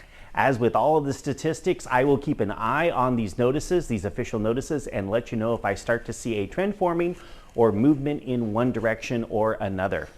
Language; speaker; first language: English; native; English